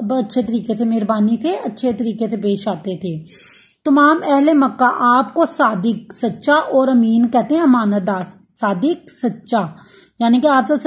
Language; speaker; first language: Urdu; non-native, local second language; Punjabi